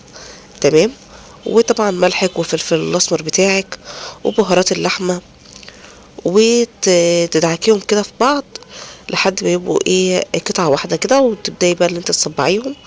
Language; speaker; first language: Arabic; native; Arabic